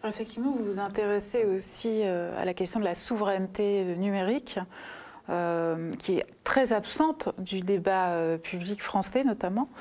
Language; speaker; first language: French; native; French